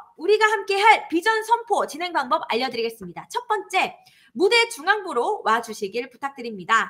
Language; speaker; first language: Korean; native; Korean